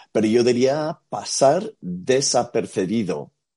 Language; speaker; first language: Spanish; non-native, fluent; English